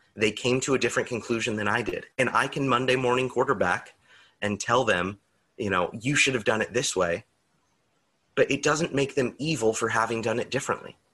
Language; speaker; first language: English; native; English